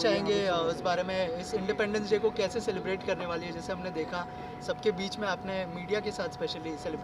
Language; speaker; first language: Hindi; native; Hindi